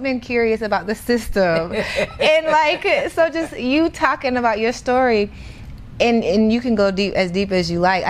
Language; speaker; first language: English; native; English